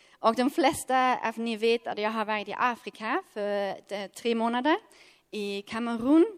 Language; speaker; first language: Swedish; non-native, fluent; German